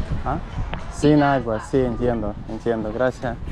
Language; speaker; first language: Spanish; non-native, learner; Russian